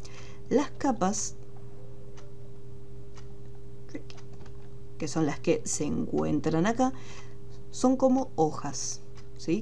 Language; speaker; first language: Spanish; native; Spanish